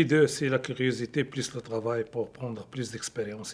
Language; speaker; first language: French; non-native, local second language; Arabic